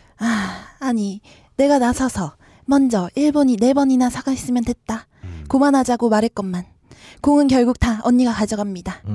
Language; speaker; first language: Korean; native; Korean